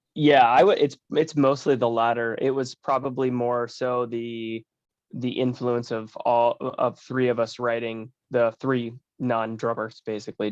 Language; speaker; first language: English; native; English